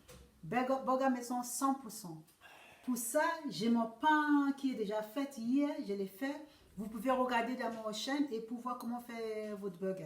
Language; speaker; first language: French; non-native, fluent; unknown